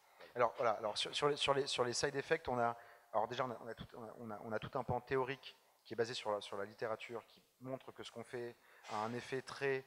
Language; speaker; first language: French; native; French